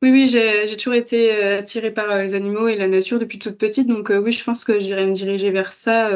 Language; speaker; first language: French; native; French